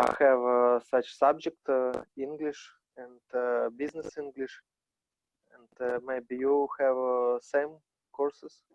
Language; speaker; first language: English; non-native, learner; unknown